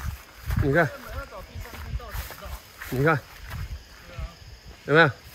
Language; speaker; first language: Chinese; native; Chinese